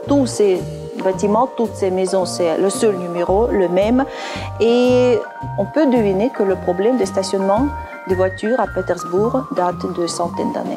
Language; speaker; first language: French; non-native, fluent; Russian